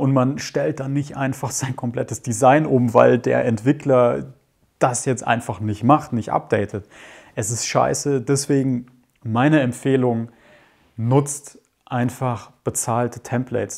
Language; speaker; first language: German; native; German